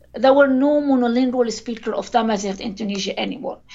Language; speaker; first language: English; non-native, fluent; Arabic